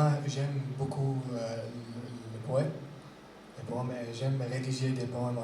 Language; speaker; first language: French; non-native, learner; Arabic